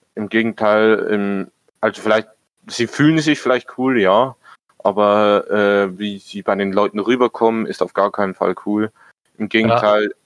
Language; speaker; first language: German; native; German